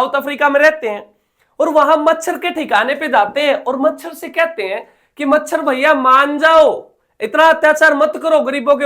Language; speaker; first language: Hindi; native; Hindi